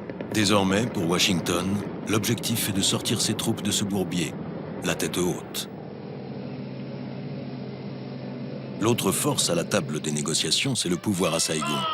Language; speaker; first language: French; native; French